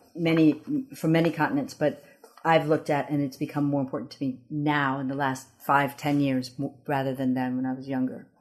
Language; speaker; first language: English; early bilingual, other home language; Amharic